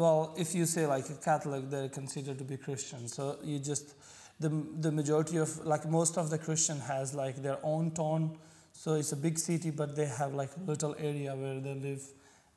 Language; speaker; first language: English; non-native, local second language; Punjabi